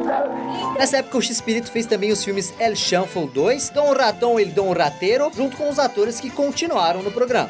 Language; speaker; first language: Portuguese; native; Portuguese